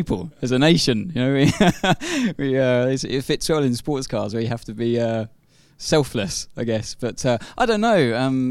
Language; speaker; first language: English; native; English